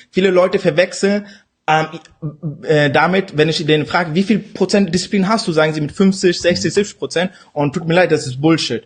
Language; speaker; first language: German; early bilingual, other home language; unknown